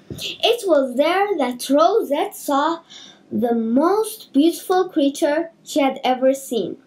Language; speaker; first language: English; native; English